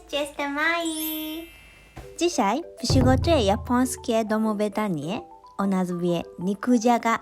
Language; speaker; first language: Polish; non-native, learner; Japanese